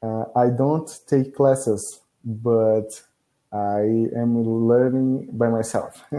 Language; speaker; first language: English; non-native, learner; Portuguese